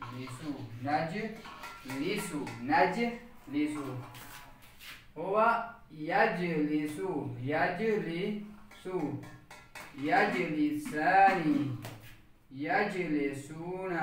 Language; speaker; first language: Arabic; non-native, fluent; Urdu